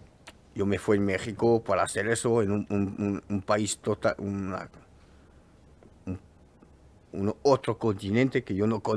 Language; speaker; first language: Spanish; non-native, learner; French